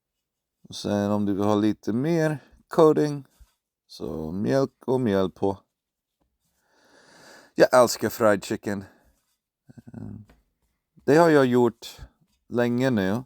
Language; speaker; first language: Swedish; non-native, fluent; English